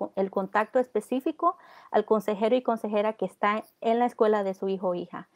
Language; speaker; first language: Spanish; early bilingual, heritage; Spanish